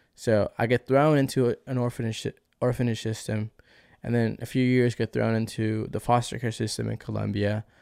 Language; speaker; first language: English; early bilingual, other home language; Spanish